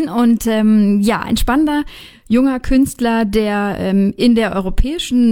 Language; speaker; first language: German; native; German